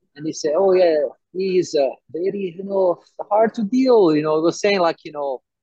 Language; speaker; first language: English; non-native, fluent; Italian